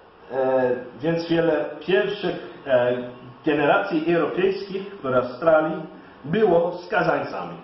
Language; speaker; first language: Polish; non-native, learner; English